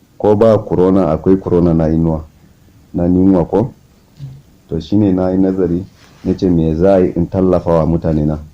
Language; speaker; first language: Hausa; non-native, local second language; Kanuri